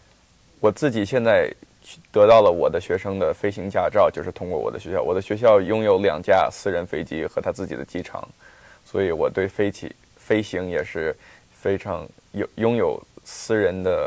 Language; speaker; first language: Chinese; early bilingual, heritage; Chinese